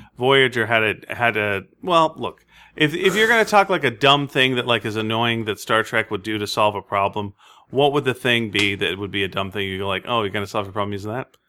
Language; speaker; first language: English; native; English